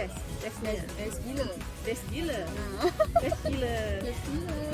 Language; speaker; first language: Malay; early bilingual, heritage; Malay